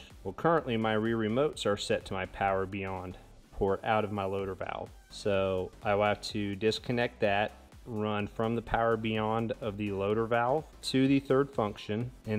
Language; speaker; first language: English; native; English